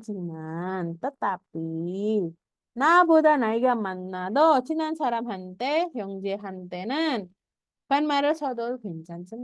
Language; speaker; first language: Korean; non-native, fluent; Indonesian